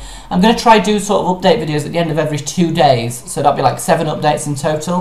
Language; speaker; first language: English; native; English